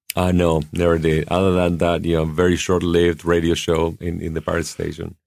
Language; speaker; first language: English; non-native, fluent; Spanish